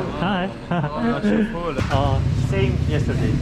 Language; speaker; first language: English; non-native, learner; Korean